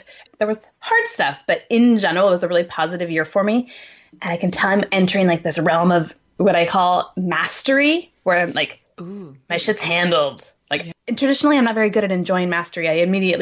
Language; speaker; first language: English; native; English